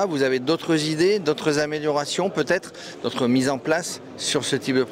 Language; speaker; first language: French; native; French